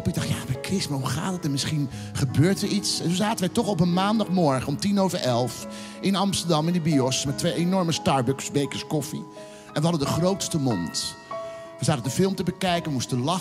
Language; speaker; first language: Dutch; native; Dutch